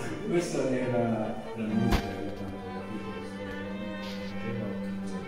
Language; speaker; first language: Italian; non-native, learner; Chinese